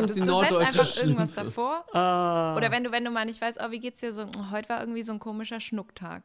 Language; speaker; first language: German; native; German